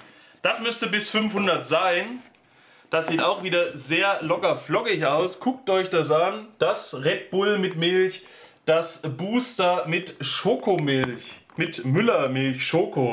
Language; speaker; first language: German; native; German